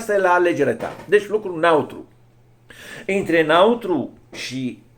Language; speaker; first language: Romanian; non-native, fluent; Arabic